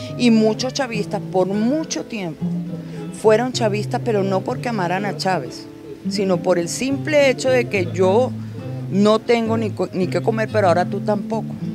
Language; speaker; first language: Spanish; native; Spanish